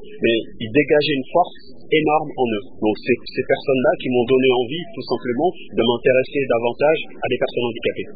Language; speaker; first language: French; early bilingual, other home language; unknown